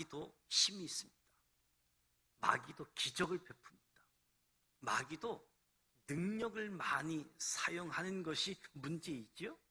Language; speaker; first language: Korean; native; Korean